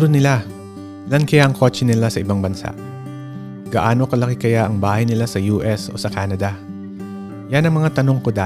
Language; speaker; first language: English; non-native, local second language; Filipino